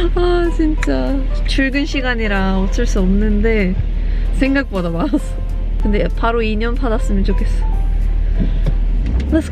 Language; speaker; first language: Korean; non-native, fluent; Swedish